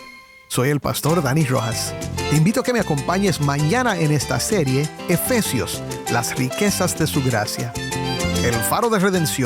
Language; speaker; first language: Spanish; native; Spanish